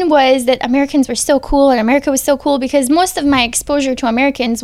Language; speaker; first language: English; early bilingual, other home language; Bosnian